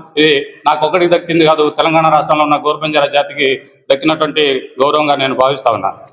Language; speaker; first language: Telugu; non-native, local second language; Lambadi